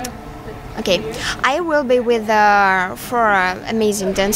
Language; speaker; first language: English; non-native, learner; Russian